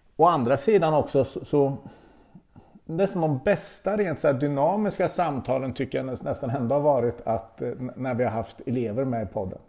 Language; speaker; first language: Swedish; native; Swedish